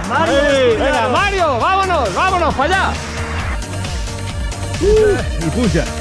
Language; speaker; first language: Spanish; non-native, local second language; Catalan